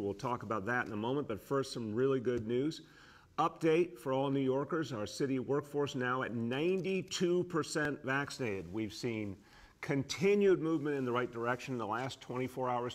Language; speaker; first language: English; native; English